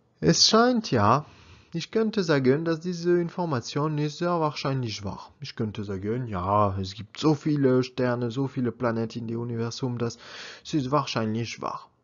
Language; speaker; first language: German; non-native, learner; French